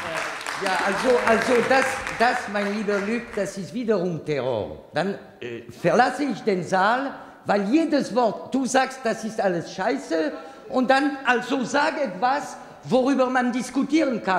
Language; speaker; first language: German; non-native, fluent; French